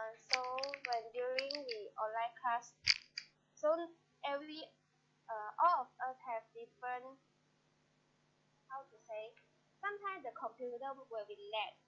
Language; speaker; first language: English; non-native, learner; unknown